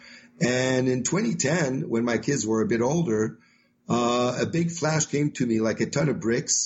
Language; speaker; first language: English; non-native, fluent; French